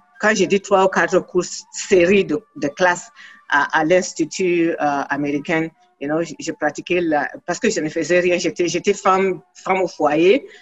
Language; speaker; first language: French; non-native, local second language; Fula